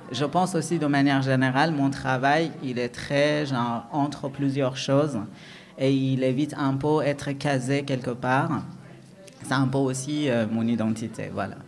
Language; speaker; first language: French; non-native, fluent; Persian